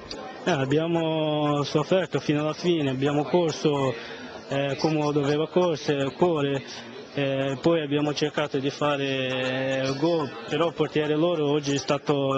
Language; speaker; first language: Italian; non-native, learner; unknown